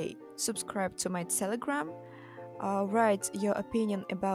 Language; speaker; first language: English; non-native, learner; Russian